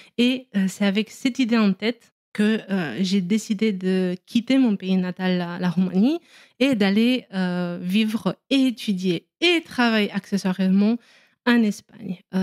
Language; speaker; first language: French; non-native, fluent; Romanian